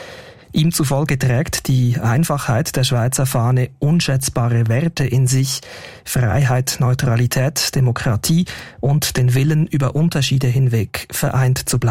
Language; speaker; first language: German; native; German